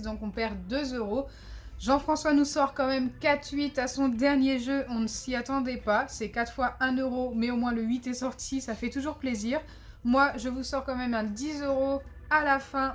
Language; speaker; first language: French; native; French